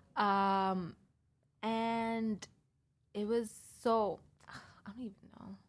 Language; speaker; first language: English; early bilingual, heritage; English